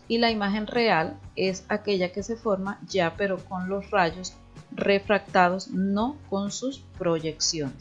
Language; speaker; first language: Spanish; native; Spanish